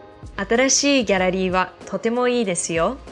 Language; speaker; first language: Japanese; non-native, fluent; English